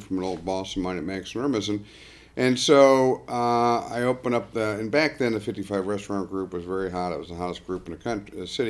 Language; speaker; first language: English; native; English